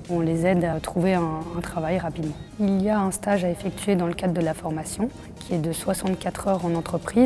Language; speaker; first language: French; native; French